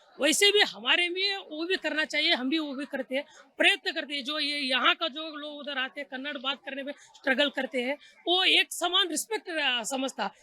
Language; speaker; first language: Hindi; non-native, local second language; Kannada